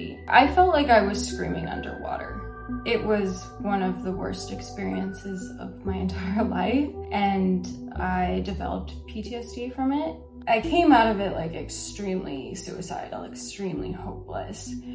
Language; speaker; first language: English; native; English